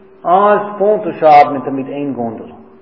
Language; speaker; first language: Hungarian; non-native, fluent; English